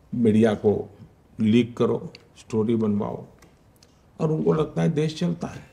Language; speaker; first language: Hindi; non-native, local second language; Gujarati